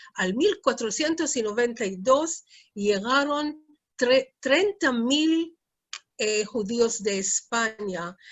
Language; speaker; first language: Spanish; early bilingual, heritage; Ladino